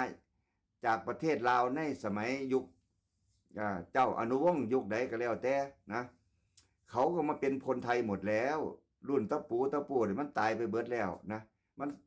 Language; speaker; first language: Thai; non-native, local second language; Lao